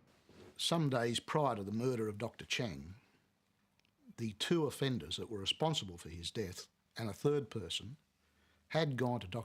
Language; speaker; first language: English; native; English